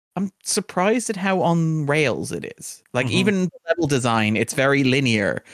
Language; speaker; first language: English; native; English